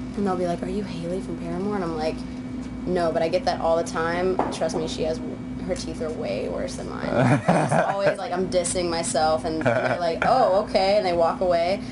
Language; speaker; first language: English; native; English